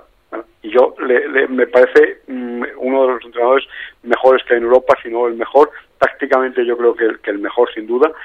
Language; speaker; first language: Spanish; native; Spanish